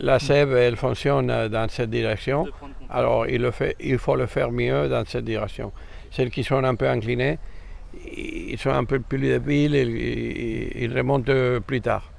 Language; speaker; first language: French; non-native, fluent; Spanish